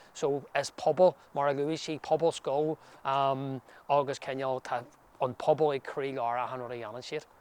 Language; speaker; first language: Irish; non-native, local second language; English